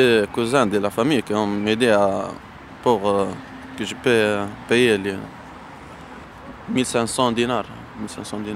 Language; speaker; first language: French; non-native, local second language; Arabic